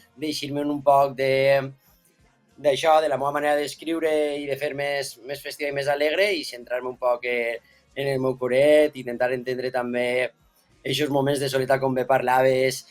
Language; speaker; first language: Catalan; native; Catalan